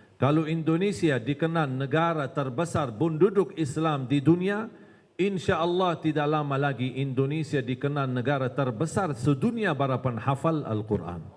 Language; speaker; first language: Malay; non-native, fluent; Arabic